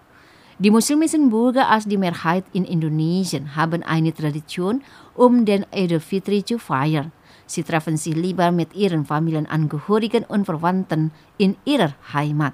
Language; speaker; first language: German; non-native, fluent; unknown